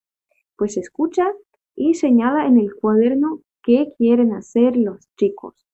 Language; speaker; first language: Spanish; non-native, fluent; Russian